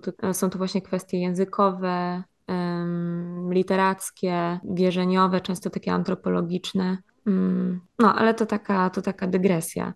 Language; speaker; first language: Polish; native; Polish